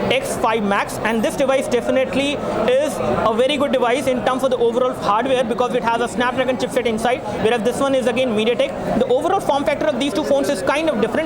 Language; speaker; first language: English; non-native, local second language; Hindi